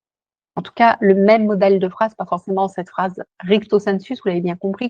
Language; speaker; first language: French; native; French